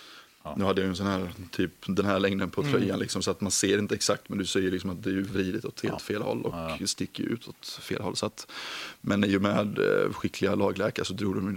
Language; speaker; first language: Swedish; native; Swedish